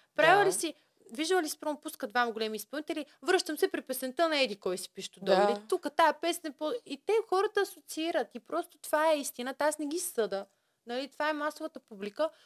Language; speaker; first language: Bulgarian; native; Bulgarian